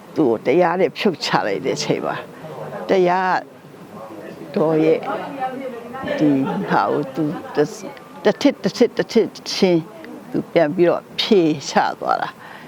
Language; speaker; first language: Burmese; native; Burmese